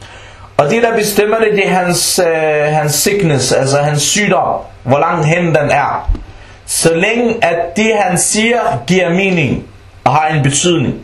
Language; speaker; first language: Danish; early bilingual, other home language; Arabic